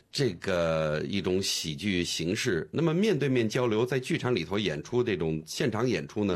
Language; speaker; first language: Chinese; non-native, fluent; English